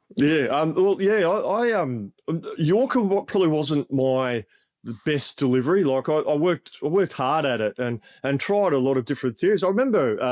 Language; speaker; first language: English; native; English